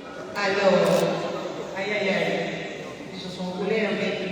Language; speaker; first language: French; native; French